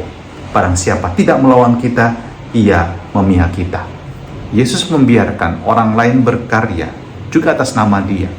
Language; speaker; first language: Indonesian; native; Indonesian